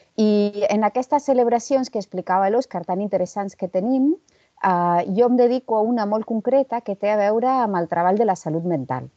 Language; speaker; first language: Catalan; non-native, local second language; Spanish